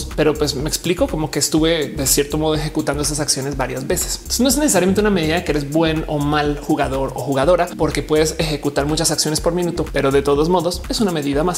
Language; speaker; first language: Spanish; native; Spanish